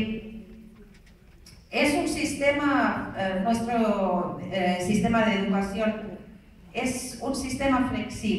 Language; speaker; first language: Spanish; non-native, fluent; Finnish